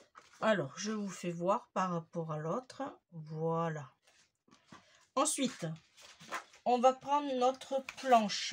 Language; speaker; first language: French; native; French